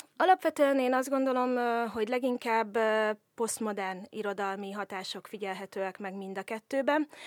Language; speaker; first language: Hungarian; native; Hungarian